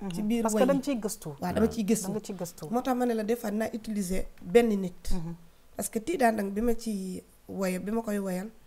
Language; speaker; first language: Wolof; non-native, local second language; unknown